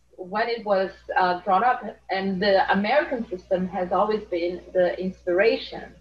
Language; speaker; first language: English; non-native, fluent; Portuguese